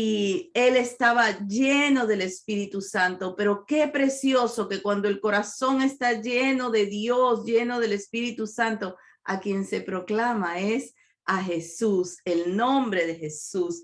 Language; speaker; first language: Spanish; native; Spanish